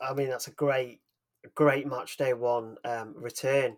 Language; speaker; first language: English; native; English